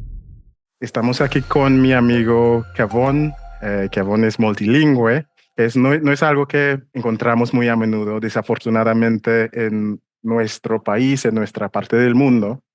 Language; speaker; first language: Spanish; non-native, fluent; English